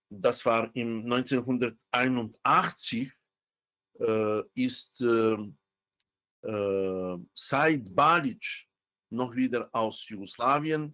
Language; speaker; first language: German; non-native, fluent; Romany